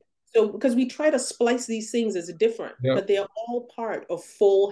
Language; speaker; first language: English; non-native, local second language; Ganda